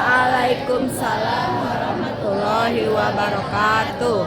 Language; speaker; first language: Indonesian; native; Indonesian